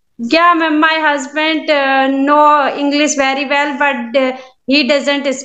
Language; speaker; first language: English; non-native, learner; Hindi